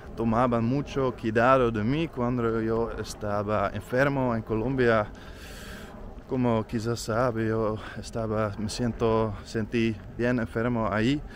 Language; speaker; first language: Spanish; non-native, fluent; Dutch